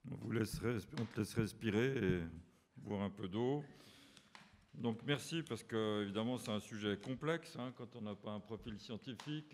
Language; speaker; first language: French; native; French